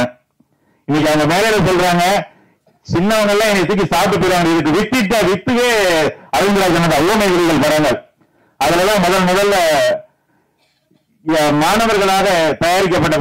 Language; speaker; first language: Tamil; native; Tamil